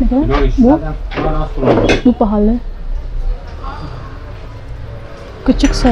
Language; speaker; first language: Turkish; non-native, learner; Indonesian